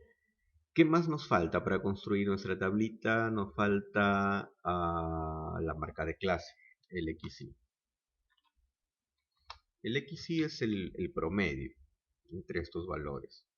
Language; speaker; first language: Spanish; native; Spanish